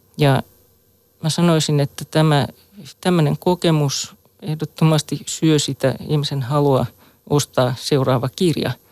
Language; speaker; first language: Finnish; native; Finnish